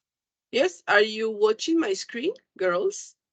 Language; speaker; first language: English; non-native, fluent; Spanish